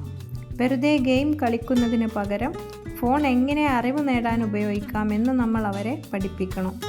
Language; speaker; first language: Malayalam; native; Malayalam